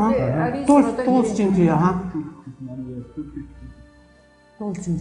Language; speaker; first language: Russian; non-native, local second language; Yakut